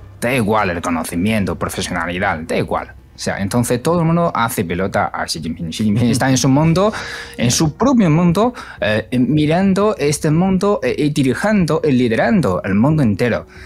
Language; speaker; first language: Spanish; non-native, fluent; Chinese